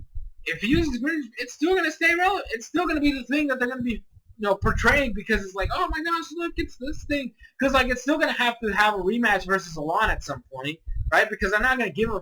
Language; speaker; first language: English; native; English